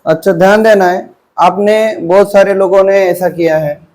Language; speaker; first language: Hindi; non-native, local second language; Marathi